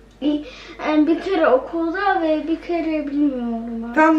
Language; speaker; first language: Turkish; early bilingual, heritage; Turkish